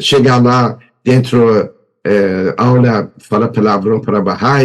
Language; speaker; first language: Portuguese; non-native, learner; Persian